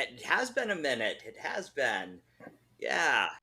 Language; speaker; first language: English; native; English